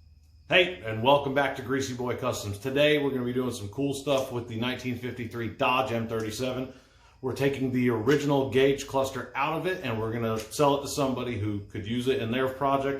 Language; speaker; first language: English; native; English